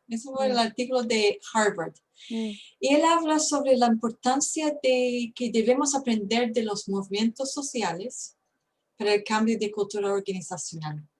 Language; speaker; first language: Spanish; non-native, fluent; English